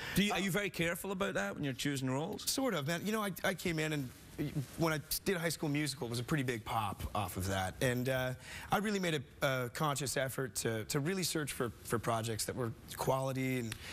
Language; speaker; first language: English; native; English